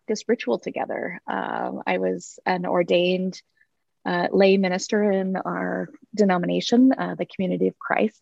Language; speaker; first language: English; native; English